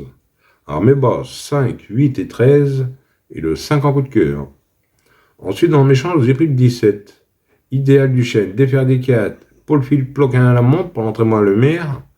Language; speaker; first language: French; native; French